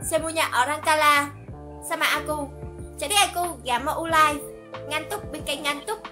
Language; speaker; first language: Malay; non-native, learner; Vietnamese